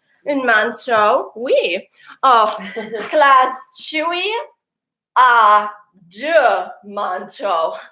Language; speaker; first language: French; non-native, learner; English